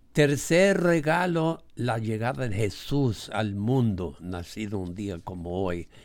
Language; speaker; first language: Spanish; non-native, fluent; English